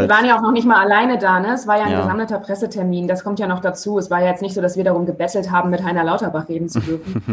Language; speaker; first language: German; native; German